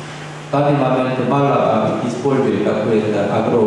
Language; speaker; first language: Russian; non-native, learner; Korean